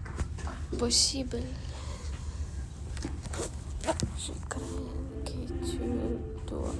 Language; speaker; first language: French; non-native, learner; Ukrainian